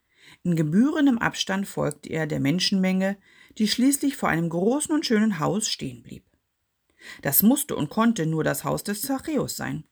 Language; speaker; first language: German; native; German